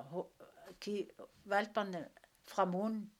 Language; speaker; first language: Danish; non-native, local second language; Kalaallisut